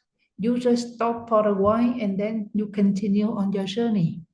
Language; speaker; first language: English; non-native, fluent; Vietnamese